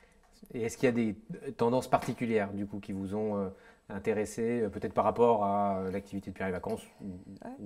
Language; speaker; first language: French; native; French